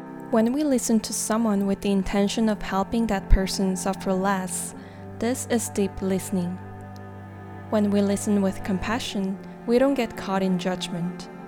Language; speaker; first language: English; non-native, fluent; Korean